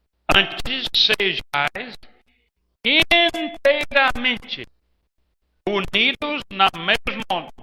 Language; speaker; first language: Portuguese; non-native, fluent; English